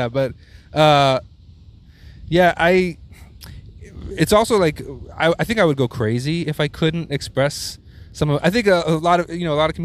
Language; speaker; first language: English; native; English